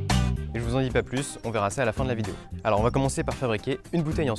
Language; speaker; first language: French; native; French